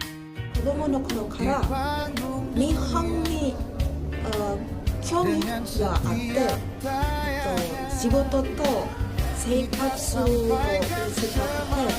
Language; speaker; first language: Japanese; non-native, learner; Indonesian